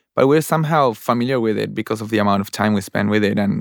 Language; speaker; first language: English; non-native, fluent; Spanish